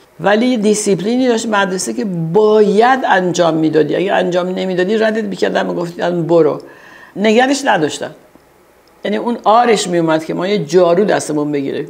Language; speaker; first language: Persian; early bilingual, heritage; Persian